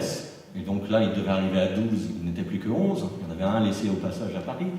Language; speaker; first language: French; native; French